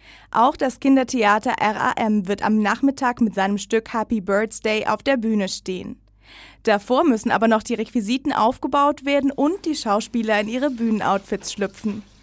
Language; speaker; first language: German; native; German